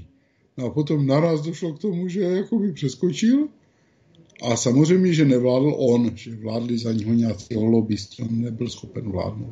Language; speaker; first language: Czech; native; Czech